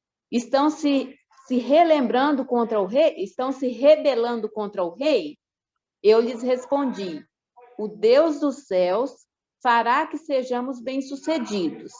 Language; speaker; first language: Portuguese; native; Portuguese